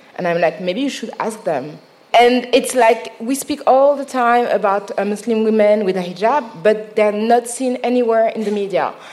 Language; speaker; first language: English; non-native, fluent; French